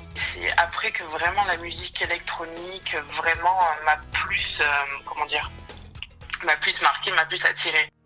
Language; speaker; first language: French; native; French